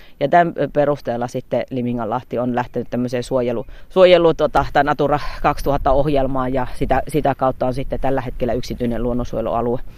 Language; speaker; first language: Finnish; native; Finnish